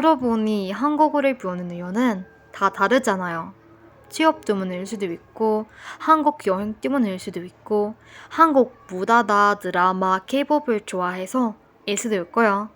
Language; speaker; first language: Korean; non-native, fluent; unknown